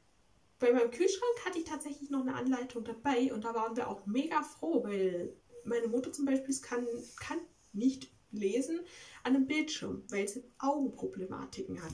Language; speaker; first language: German; native; German